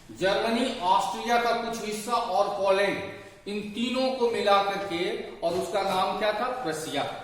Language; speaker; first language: Hindi; native; Hindi